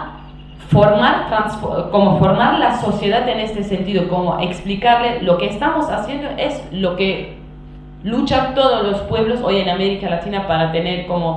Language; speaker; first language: Spanish; non-native, fluent; Kurdish